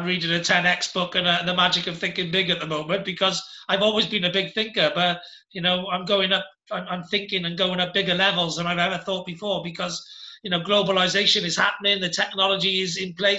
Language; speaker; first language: English; native; English